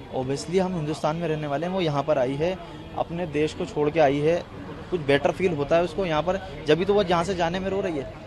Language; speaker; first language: Hindi; native; Hindi